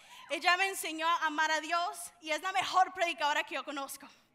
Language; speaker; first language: Spanish; early bilingual, heritage; Spanish